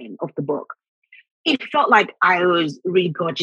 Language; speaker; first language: English; non-native, local second language; Yoruba